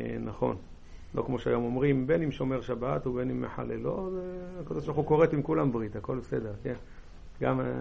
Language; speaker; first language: Hebrew; native; Hebrew